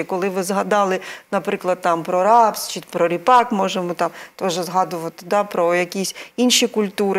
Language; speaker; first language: Ukrainian; native; Ukrainian